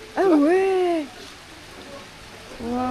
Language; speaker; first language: French; native; French